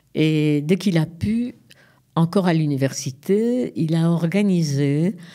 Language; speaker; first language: French; native; French